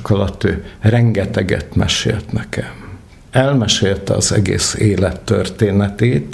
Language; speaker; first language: Hungarian; native; Hungarian